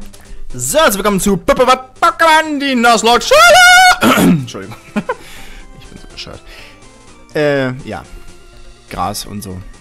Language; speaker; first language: German; native; German